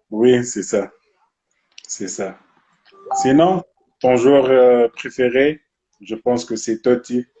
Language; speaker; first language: French; non-native, local second language; Arabic